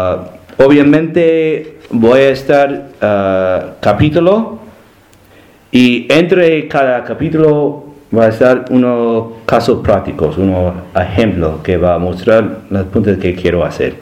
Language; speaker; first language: Spanish; non-native, learner; English